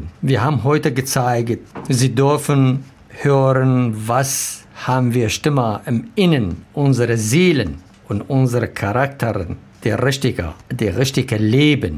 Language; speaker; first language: German; non-native, learner; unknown